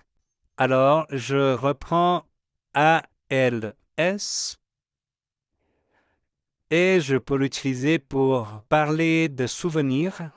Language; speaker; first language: French; non-native, fluent; Spanish